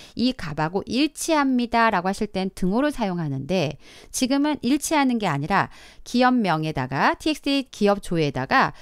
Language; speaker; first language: Korean; native; Korean